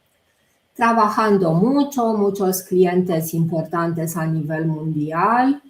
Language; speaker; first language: Spanish; non-native, fluent; Romanian